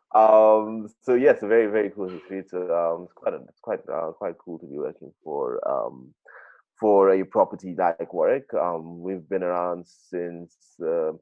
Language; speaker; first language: English; native; English